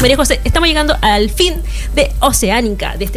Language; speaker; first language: Spanish; native; Spanish